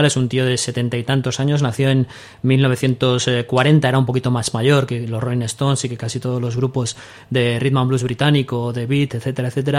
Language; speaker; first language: Spanish; native; Spanish